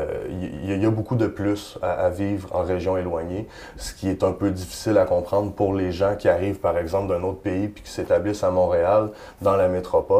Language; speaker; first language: French; native; French